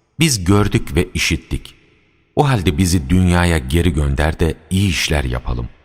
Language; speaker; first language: Turkish; native; Turkish